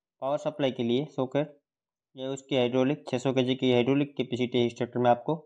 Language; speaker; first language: Hindi; non-native, local second language; Gujarati